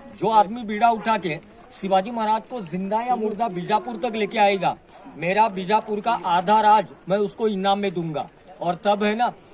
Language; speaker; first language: Hindi; non-native, local second language; Marathi